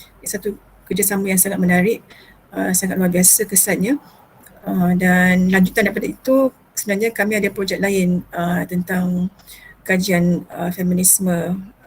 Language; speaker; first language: Malay; native; Malay